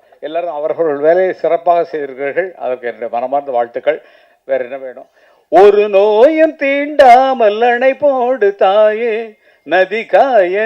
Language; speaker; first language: Tamil; native; Tamil